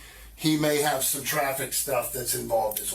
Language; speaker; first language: English; native; English